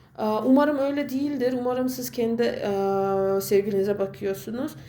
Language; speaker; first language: Turkish; non-native, fluent; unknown